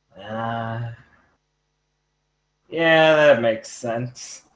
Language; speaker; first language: English; native; English